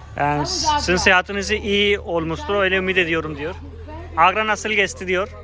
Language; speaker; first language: Turkish; non-native, fluent; Hindi